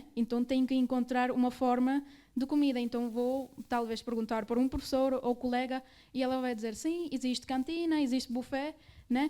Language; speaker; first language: Portuguese; early bilingual, other home language; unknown